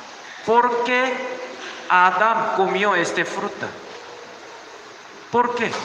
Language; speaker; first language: Spanish; non-native, learner; Korean